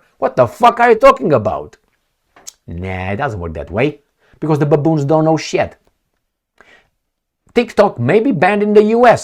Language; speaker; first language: English; non-native, fluent; Romanian